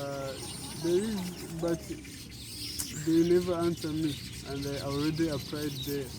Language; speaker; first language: English; non-native, learner; Kinyarwanda